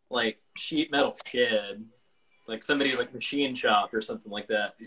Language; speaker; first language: English; native; English